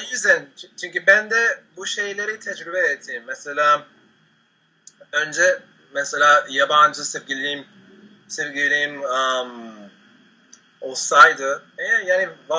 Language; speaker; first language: Turkish; non-native, learner; Spanish